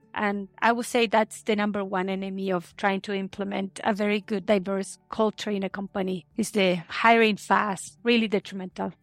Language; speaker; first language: English; non-native, fluent; Spanish